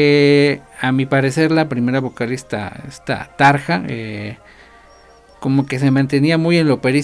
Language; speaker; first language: Spanish; native; Spanish